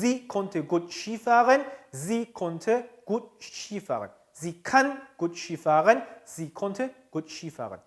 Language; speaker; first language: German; non-native, fluent; Korean